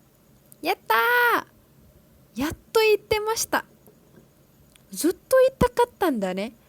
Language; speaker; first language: Japanese; non-native, learner; Malay